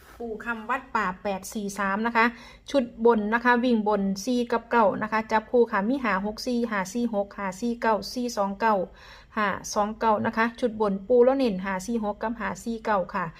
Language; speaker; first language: Thai; non-native, local second language; Northeastern Thai